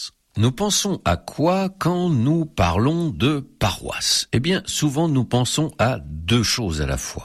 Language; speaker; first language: French; native; French